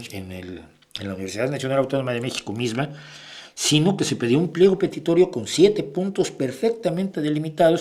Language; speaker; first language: Spanish; native; Spanish